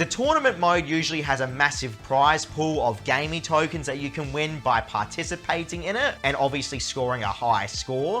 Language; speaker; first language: English; native; English